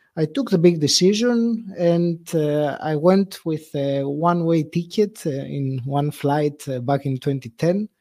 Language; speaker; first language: English; non-native, fluent; Greek